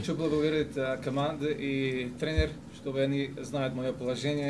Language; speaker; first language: Russian; non-native, learner; Ukrainian